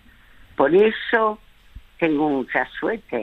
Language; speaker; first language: Spanish; early bilingual, other home language; French